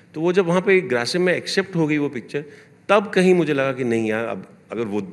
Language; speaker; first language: Hindi; native; Hindi